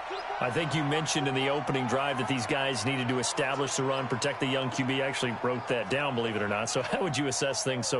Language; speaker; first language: English; native; English